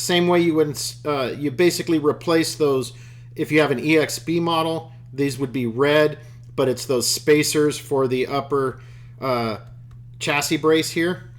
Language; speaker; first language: English; native; English